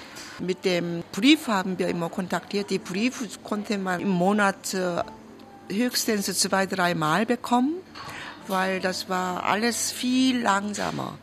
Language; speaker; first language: German; non-native, fluent; Korean